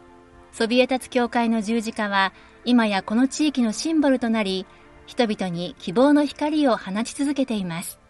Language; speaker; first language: Japanese; native; Japanese